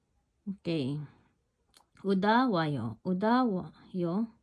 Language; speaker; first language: Korean; non-native, learner; Filipino